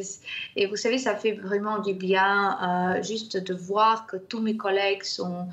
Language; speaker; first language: French; non-native, fluent; Ukrainian